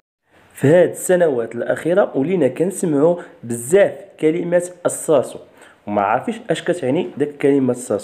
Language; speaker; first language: Arabic; native; Arabic